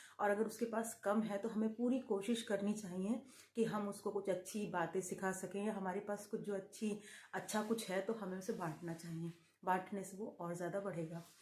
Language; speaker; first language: Hindi; native; Hindi